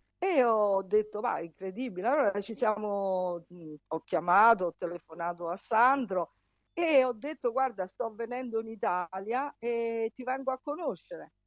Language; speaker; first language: Italian; native; Italian